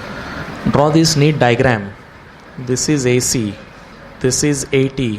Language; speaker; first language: English; non-native, local second language; Marathi